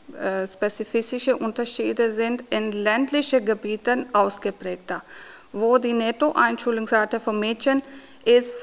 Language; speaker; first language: German; non-native, learner; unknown